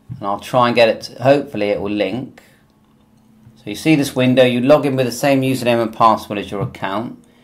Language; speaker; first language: English; native; English